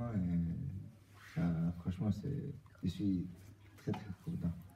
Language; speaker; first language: French; non-native, learner; Albanian